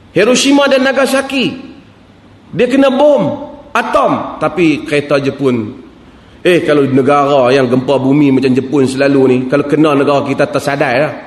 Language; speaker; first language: Malay; native; Malay